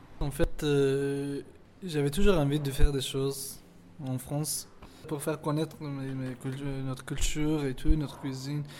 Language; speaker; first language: French; non-native, fluent; Persian